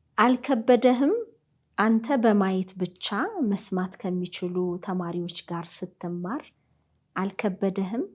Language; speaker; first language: Amharic; native; Amharic